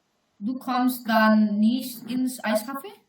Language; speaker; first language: German; non-native, learner; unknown